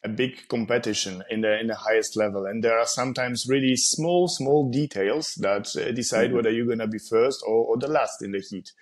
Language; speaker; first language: English; non-native, fluent; Polish